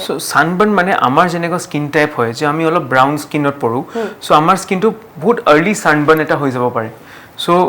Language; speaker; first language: Assamese; non-native, local second language; Marwari